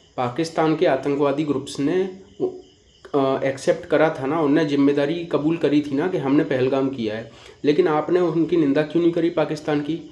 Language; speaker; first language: Hindi; native; Hindi